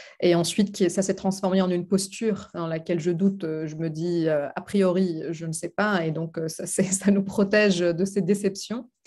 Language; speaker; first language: French; non-native, local second language; Arabic